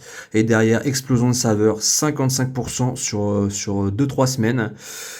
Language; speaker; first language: French; native; French